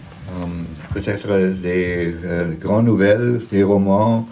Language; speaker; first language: French; non-native, fluent; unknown